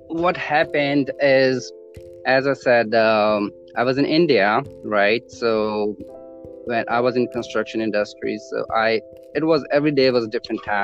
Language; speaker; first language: English; non-native, local second language; Punjabi